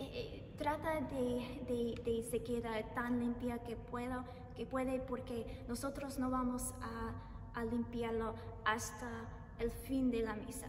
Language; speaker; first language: Spanish; non-native, learner; English